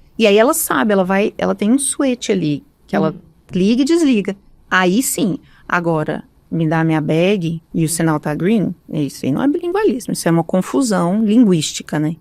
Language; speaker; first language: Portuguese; native; Portuguese